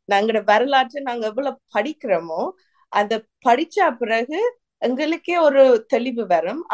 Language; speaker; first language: Tamil; early bilingual, heritage; Tamil